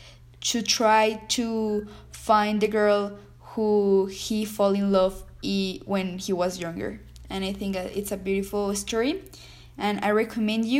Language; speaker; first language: English; non-native, learner; Spanish